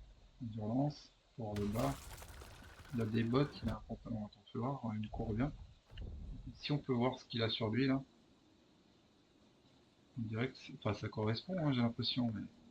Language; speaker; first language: French; native; French